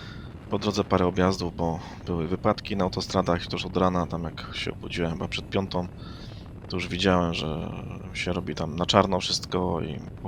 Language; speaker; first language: Polish; native; Polish